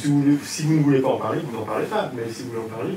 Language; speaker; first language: French; native; French